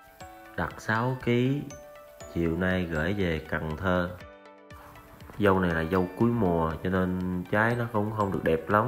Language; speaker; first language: Vietnamese; native; Vietnamese